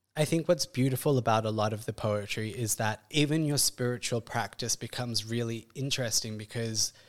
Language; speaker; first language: English; native; English